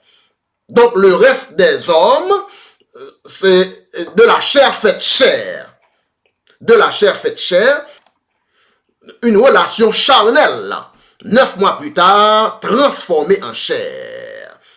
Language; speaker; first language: French; non-native, local second language; Haitian Creole